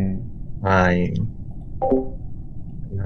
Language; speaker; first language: Japanese; non-native, learner; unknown